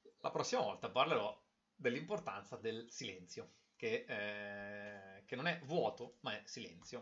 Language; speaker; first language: Italian; native; Italian